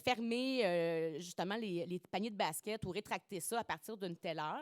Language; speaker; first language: French; native; French